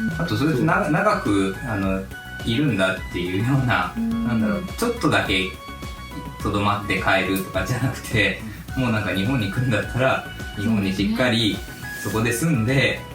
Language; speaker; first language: Japanese; native; Japanese